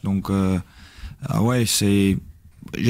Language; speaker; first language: French; non-native, learner; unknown